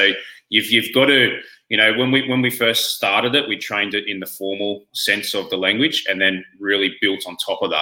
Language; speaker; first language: English; native; English